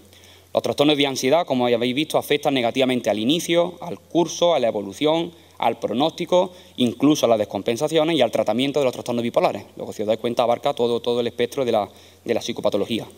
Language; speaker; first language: Spanish; native; Spanish